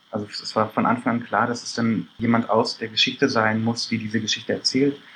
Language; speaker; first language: German; early bilingual, other home language; Persian